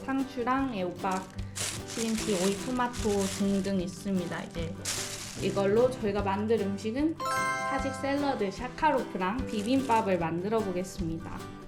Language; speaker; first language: Korean; native; Korean